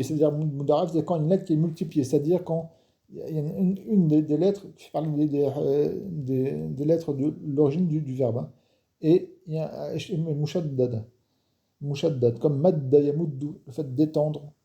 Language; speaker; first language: French; non-native, fluent; Arabic